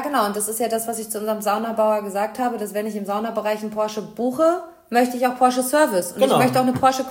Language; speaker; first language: German; native; German